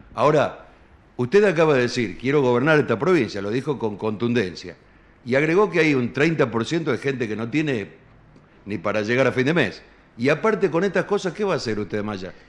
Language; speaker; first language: Spanish; native; Spanish